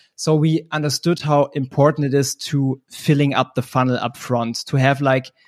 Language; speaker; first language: English; non-native, fluent; German